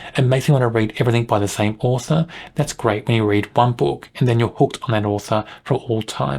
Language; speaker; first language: English; native; English